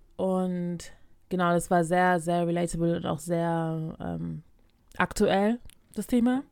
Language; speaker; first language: German; early bilingual, other home language; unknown